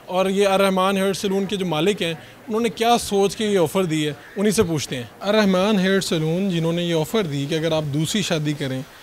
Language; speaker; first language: Urdu; non-native, local second language; Punjabi